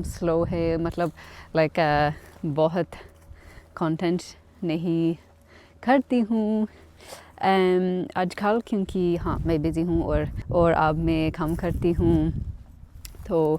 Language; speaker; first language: Hindi; non-native, learner; English